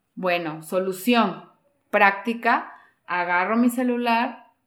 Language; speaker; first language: Spanish; native; Spanish